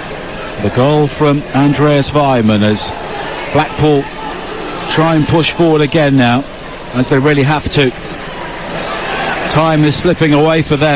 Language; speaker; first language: English; native; English